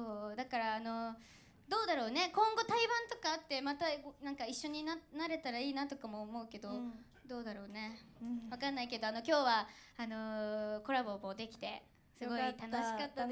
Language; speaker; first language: Japanese; native; Japanese